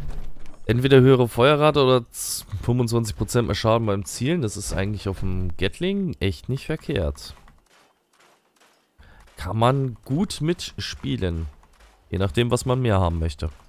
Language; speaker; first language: German; native; German